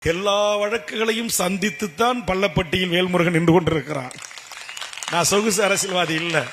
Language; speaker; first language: Tamil; native; Tamil